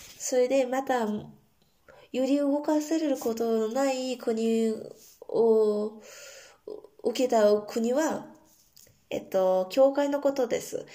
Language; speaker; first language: Japanese; non-native, fluent; Korean